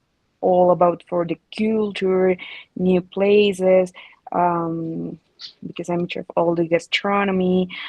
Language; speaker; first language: English; non-native, learner; Spanish